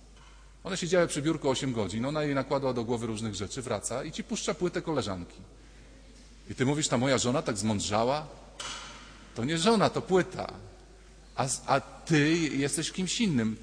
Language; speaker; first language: Polish; native; Polish